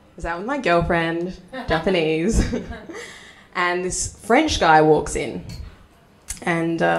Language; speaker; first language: English; native; English